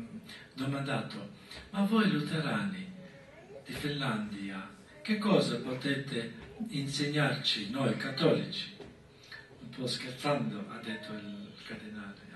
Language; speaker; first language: Italian; non-native, fluent; German